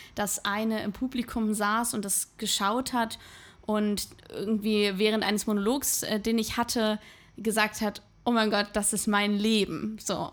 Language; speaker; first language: German; native; German